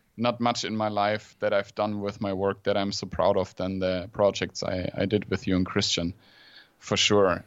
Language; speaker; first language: English; non-native, fluent; German